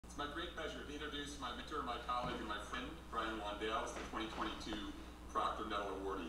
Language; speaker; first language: English; native; English